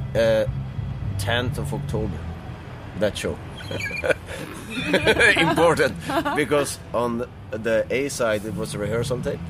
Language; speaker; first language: English; non-native, fluent; Swedish